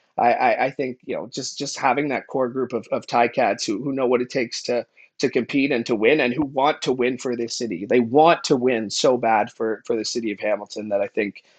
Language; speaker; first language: English; native; English